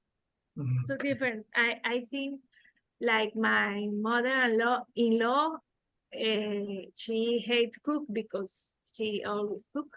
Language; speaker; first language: English; non-native, learner; Spanish